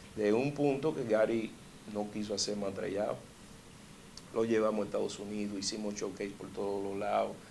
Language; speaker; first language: Spanish; early bilingual, heritage; Spanish